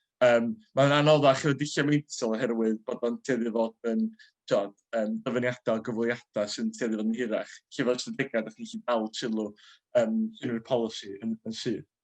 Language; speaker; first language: Welsh; native; Welsh